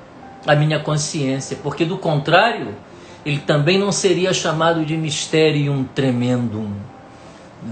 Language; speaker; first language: Portuguese; native; Portuguese